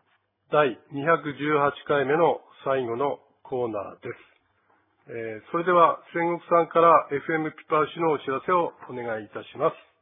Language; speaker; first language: Japanese; native; Japanese